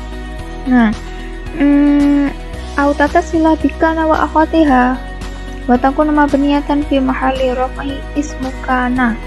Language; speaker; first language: Arabic; non-native, learner; Indonesian